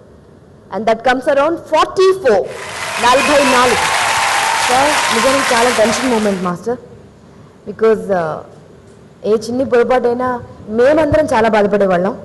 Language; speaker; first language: Telugu; native; Telugu